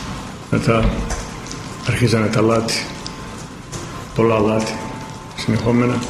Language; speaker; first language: Greek; non-native, fluent; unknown